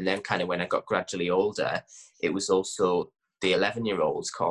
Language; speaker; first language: English; native; English